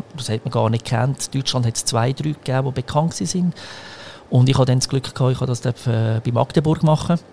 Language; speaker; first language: German; early bilingual, other home language; Croatian